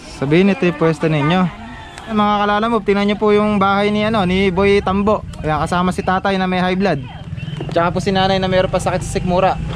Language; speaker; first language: Filipino; native; Filipino